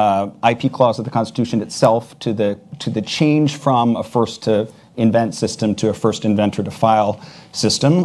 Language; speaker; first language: English; native; English